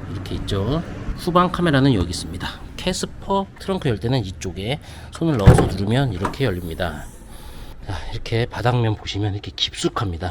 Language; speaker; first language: Korean; native; Korean